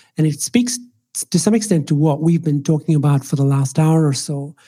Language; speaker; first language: English; non-native, local second language; Swahili